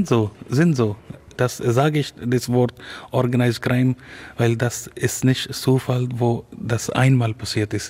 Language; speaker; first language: German; non-native, learner; Urdu